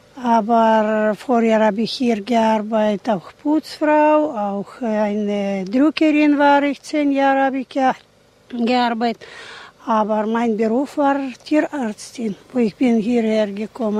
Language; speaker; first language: German; non-native, learner; Russian